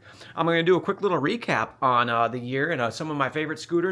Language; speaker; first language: English; native; English